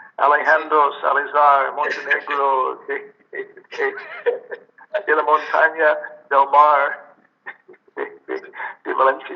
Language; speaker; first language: Spanish; non-native, learner; English